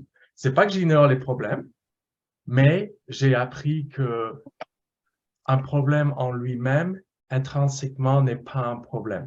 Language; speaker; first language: French; non-native, fluent; English